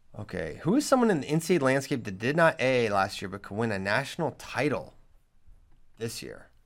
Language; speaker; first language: English; native; English